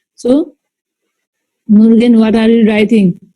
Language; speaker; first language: English; non-native, local second language; Nepali